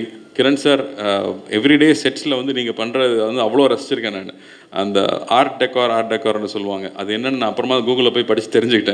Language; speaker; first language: Tamil; native; Tamil